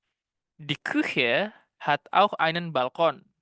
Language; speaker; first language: German; non-native, fluent; Indonesian